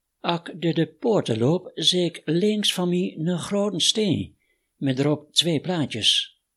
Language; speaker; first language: Dutch; native; Dutch